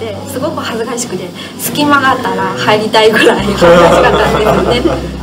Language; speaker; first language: Japanese; non-native, fluent; Chinese